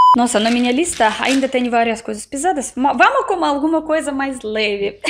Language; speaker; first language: Portuguese; non-native, learner; Russian